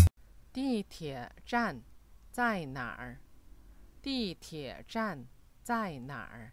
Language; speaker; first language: Chinese; non-native, fluent; Korean